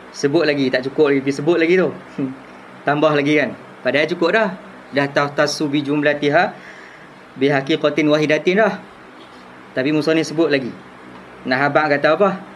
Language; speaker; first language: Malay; native; Malay